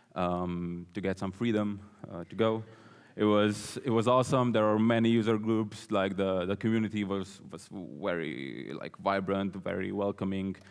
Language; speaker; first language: English; non-native, fluent; Slovenian